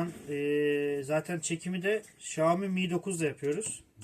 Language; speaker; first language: Turkish; native; Turkish